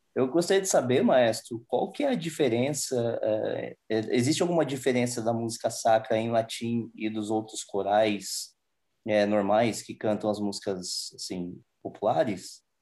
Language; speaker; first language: Portuguese; native; Portuguese